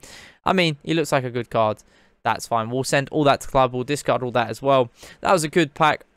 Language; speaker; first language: English; native; English